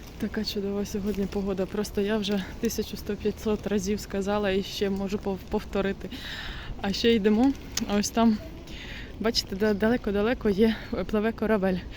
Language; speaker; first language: Ukrainian; non-native, local second language; Russian